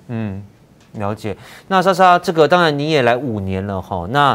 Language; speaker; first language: Chinese; native; Chinese